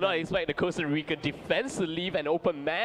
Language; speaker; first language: English; native; English